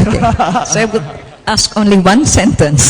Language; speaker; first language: English; non-native, fluent; Indonesian